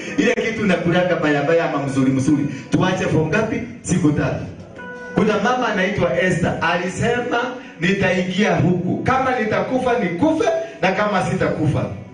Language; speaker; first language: Swahili; non-native, local second language; Kikuyu